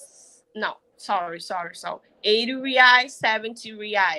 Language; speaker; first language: English; non-native, learner; Portuguese